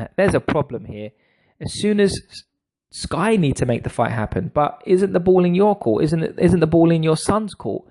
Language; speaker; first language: English; native; English